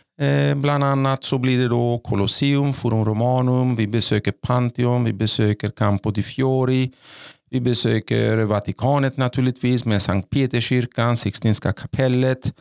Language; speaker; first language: Norwegian; non-native, fluent; Greek